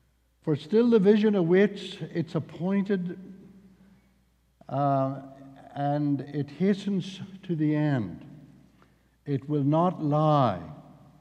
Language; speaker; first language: English; native; English